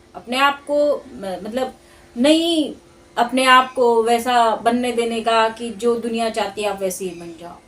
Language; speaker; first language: Hindi; non-native, local second language; Marathi